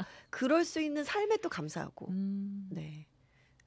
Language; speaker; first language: Korean; native; Korean